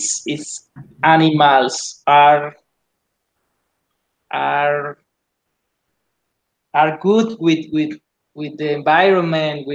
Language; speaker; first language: English; non-native, learner; Spanish